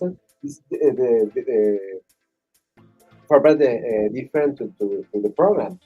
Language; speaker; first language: English; non-native, learner; Spanish